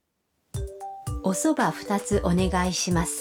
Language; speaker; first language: Japanese; native; Japanese